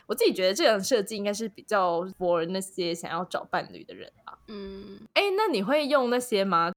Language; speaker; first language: Chinese; native; Chinese